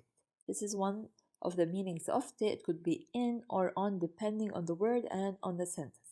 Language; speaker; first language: English; non-native, fluent; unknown